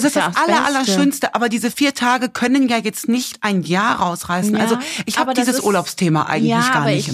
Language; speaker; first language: German; native; German